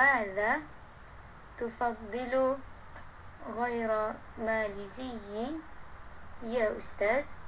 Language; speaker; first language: Arabic; non-native, learner; Malay